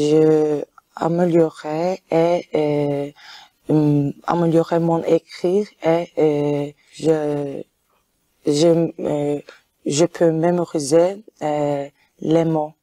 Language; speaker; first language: French; non-native, learner; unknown